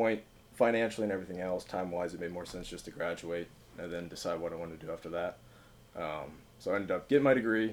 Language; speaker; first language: English; native; English